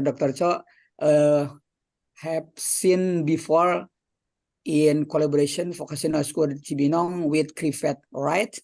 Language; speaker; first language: English; non-native, fluent; Indonesian